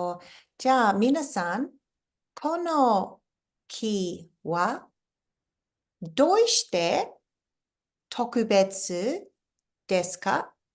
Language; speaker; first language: Japanese; non-native, fluent; English